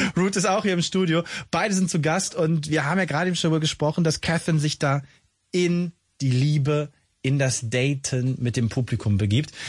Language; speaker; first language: German; native; German